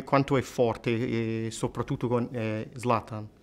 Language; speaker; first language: Italian; non-native, fluent; English